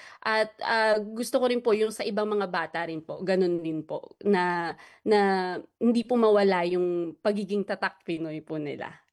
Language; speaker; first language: Filipino; native; Filipino